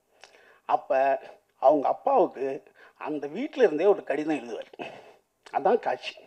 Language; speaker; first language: Tamil; native; Tamil